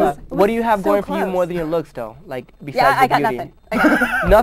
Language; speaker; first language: English; native; English